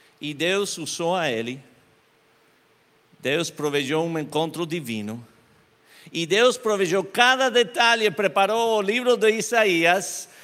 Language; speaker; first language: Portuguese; non-native, learner; Spanish